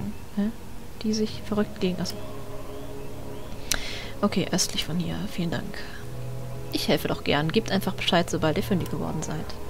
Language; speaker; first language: German; native; German